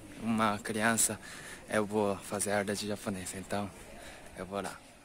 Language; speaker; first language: Portuguese; non-native, learner; Japanese